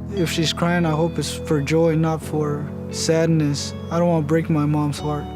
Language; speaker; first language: English; early bilingual, other home language; Spanish